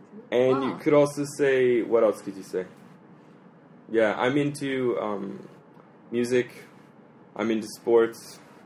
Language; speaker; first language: English; native; English